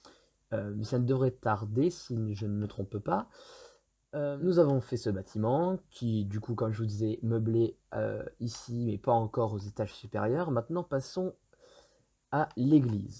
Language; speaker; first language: French; native; French